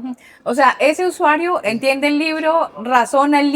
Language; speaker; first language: Spanish; native; Spanish